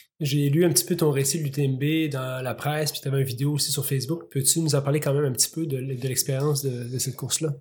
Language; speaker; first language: French; native; French